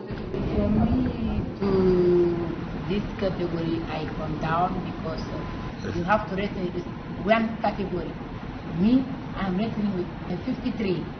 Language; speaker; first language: English; non-native, learner; Wolof